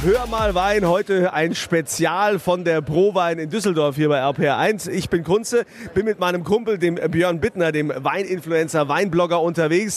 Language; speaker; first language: German; native; German